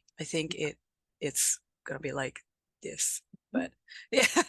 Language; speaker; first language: English; non-native, learner; Japanese